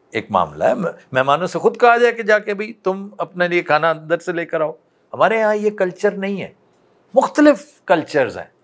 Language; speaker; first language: Urdu; non-native, local second language; Punjabi